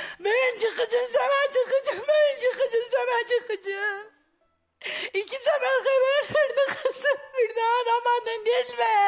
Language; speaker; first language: Turkish; native; Turkish